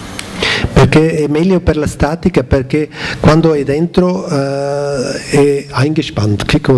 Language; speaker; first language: Italian; non-native, learner; German